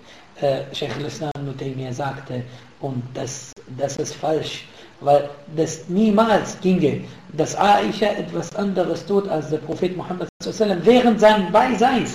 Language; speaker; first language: German; non-native, fluent; Arabic